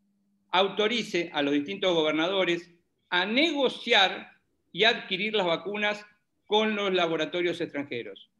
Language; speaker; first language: Spanish; native; Spanish